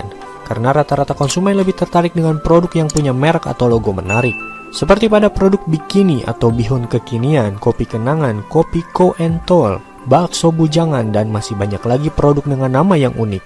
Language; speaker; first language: Indonesian; native; Indonesian